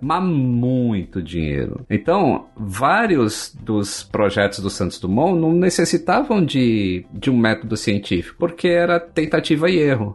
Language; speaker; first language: Portuguese; native; Portuguese